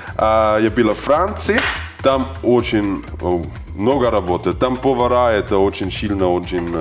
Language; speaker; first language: Russian; non-native, learner; German